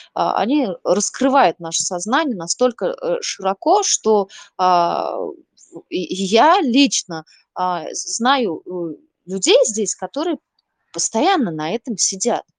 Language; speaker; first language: Russian; non-native, local second language; Uzbek